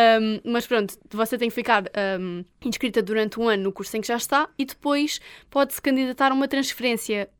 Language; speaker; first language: Portuguese; native; Portuguese